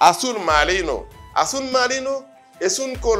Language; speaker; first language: Spanish; non-native, fluent; Haitian Creole